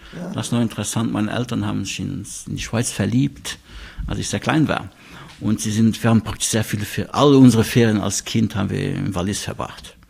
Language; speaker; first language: German; non-native, local second language; Luxembourgish